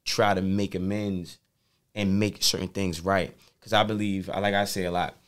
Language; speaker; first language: English; native; English